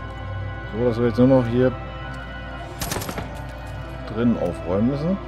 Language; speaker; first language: German; native; German